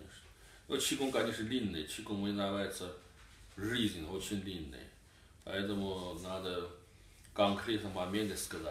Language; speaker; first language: Russian; non-native, learner; Chinese